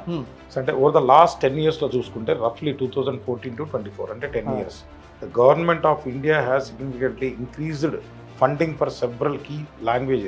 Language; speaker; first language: Telugu; native; Telugu